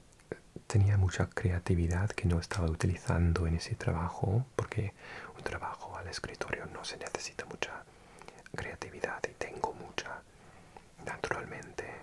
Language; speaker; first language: Spanish; non-native, fluent; English